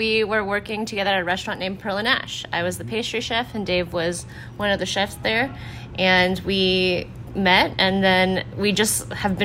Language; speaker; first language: English; native; English